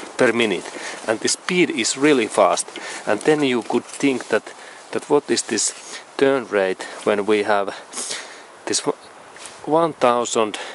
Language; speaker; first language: English; non-native, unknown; Finnish